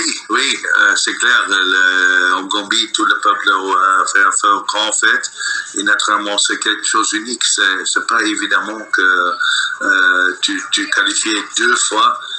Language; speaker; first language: French; non-native, local second language; Dutch